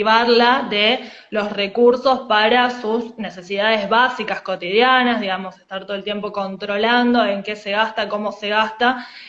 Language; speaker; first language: Spanish; native; Spanish